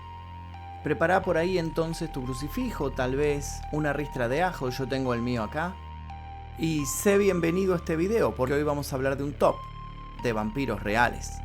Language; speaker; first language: Spanish; native; Spanish